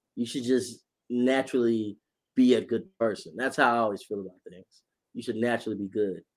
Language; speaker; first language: English; native; English